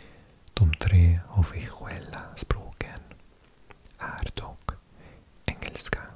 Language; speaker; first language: Swedish; non-native, learner; English